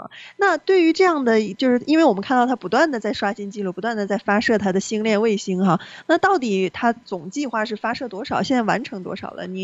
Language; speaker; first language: Chinese; native; Chinese